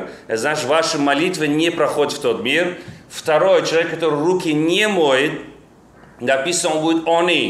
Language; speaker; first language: Russian; non-native, local second language; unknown